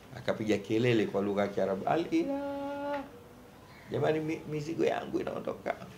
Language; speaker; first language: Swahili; native; Swahili